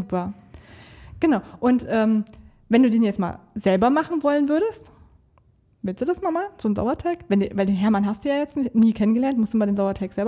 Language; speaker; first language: German; native; German